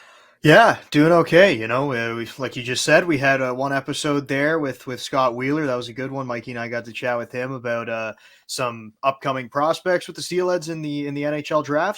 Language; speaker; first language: English; native; English